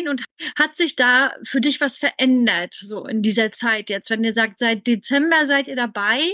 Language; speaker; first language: German; native; German